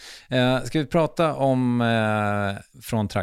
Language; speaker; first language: Swedish; native; Swedish